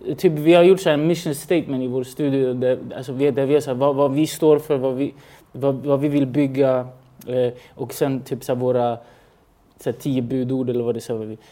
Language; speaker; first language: Swedish; early bilingual, other home language; Spanish